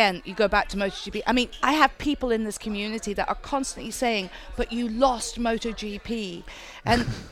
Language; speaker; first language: English; native; English